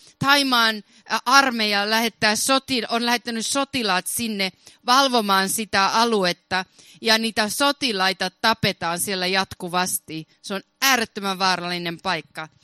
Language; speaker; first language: Finnish; early bilingual, heritage; Finnish